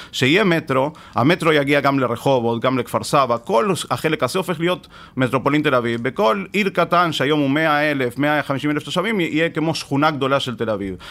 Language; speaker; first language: Hebrew; non-native, fluent; Spanish